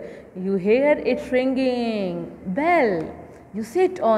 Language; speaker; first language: English; non-native, local second language; Urdu